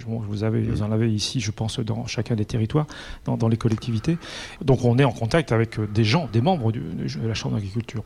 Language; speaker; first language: French; native; French